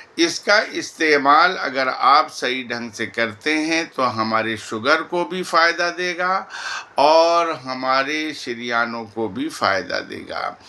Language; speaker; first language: Urdu; native; Urdu